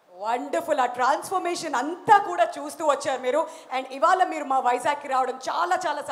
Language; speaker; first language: Telugu; native; Telugu